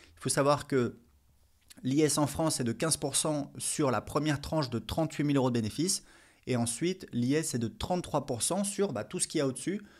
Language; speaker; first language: French; native; French